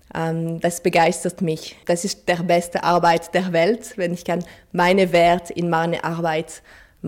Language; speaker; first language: German; non-native, fluent; French